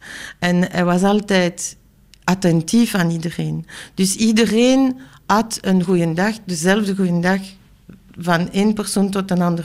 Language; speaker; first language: Dutch; non-native, local second language; French